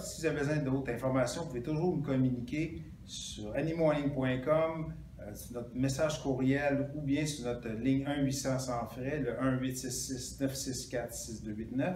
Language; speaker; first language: French; native; French